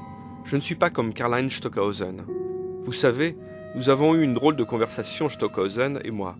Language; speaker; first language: French; native; French